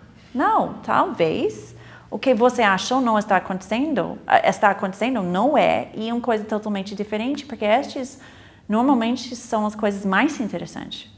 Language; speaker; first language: Portuguese; non-native, fluent; English